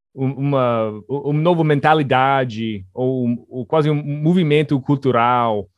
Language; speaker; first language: Portuguese; non-native, fluent; English